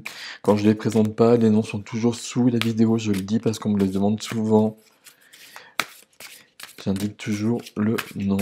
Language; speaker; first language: French; native; French